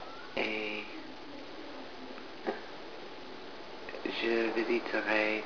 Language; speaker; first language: French; non-native, learner; English